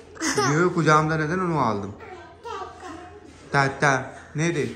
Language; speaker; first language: Turkish; non-native, learner; Urdu